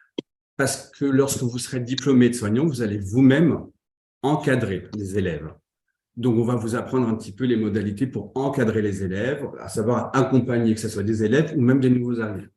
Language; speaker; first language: French; native; French